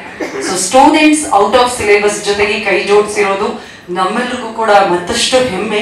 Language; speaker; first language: Kannada; native; Kannada